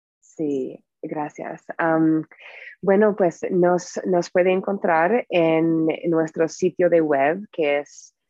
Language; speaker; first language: Spanish; non-native, fluent; English